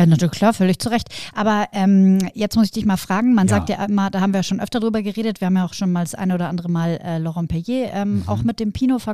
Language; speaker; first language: German; native; German